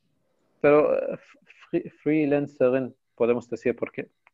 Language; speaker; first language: Spanish; non-native, fluent; Arabic